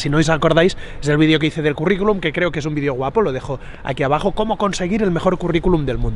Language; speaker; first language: Spanish; native; Spanish